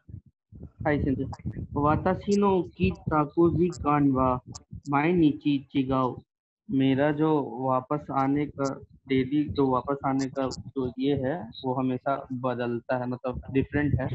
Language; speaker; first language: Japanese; non-native, learner; Hindi